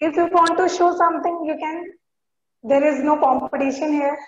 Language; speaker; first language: English; non-native, local second language; Hindi